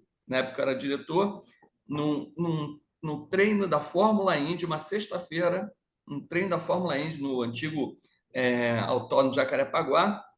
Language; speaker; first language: Portuguese; native; Portuguese